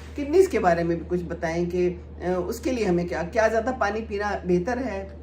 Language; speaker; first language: Urdu; native; Urdu